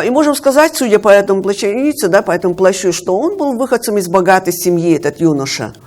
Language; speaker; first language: Russian; native; Russian